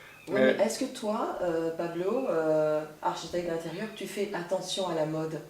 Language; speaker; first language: French; native; French